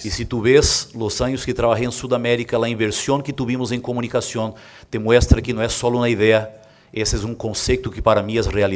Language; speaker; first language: Portuguese; native; Portuguese